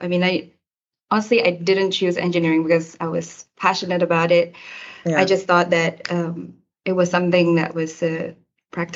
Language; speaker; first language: English; non-native, fluent; Indonesian